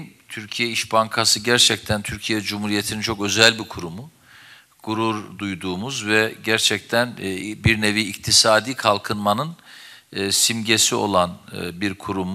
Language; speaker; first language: Turkish; native; Turkish